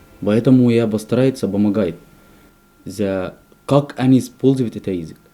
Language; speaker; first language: Russian; non-native, learner; Arabic